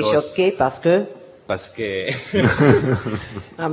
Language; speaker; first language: French; non-native, learner; English